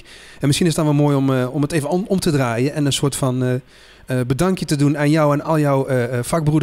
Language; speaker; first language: Dutch; native; Dutch